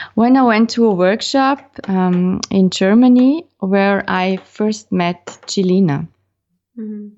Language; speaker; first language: English; non-native, fluent; German